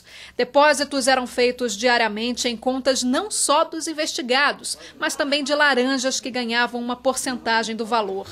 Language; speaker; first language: Portuguese; native; Portuguese